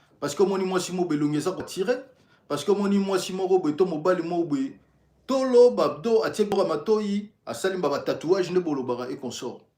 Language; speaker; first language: Lingala; non-native, local second language; Kongo